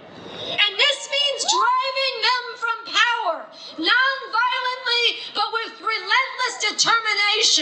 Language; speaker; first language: English; native; English